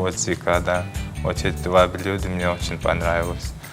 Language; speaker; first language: Russian; non-native, learner; Turkmen